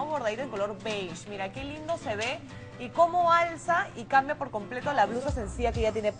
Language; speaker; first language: Spanish; native; Spanish